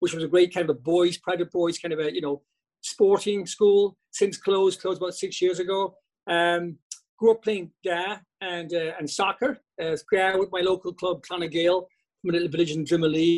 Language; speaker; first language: English; native; English